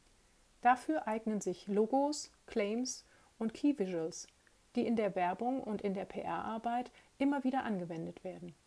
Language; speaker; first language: German; native; German